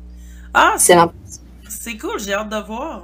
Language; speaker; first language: French; native; French